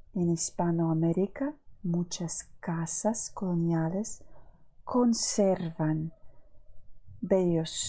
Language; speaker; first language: Spanish; non-native, fluent; Ukrainian